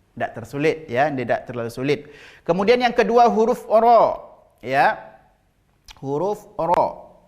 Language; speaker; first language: Malay; native; Malay